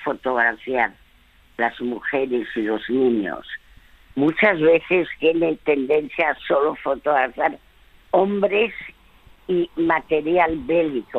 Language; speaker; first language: Spanish; early bilingual, other home language; French